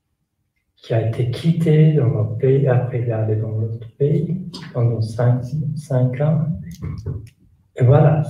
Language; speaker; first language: French; non-native, learner; Kurdish